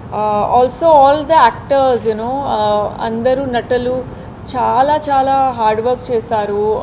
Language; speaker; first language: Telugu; non-native, fluent; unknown